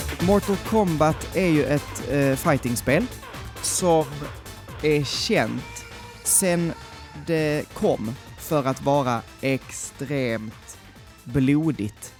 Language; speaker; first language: Swedish; native; Swedish